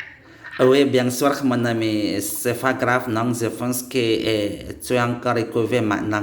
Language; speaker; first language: French; non-native, learner; Indonesian